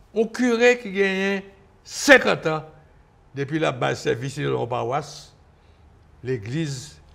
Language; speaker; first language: French; native; French